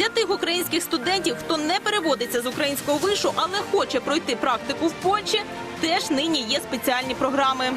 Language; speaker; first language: Ukrainian; native; Ukrainian